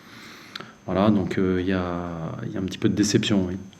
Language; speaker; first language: French; native; French